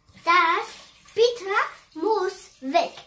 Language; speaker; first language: German; non-native, fluent; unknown